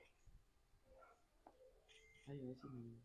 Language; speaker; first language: Indonesian; native; Indonesian